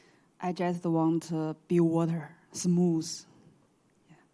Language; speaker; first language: English; non-native, learner; Chinese